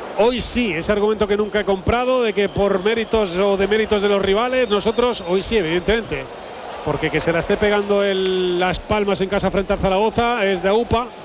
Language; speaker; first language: Spanish; native; Spanish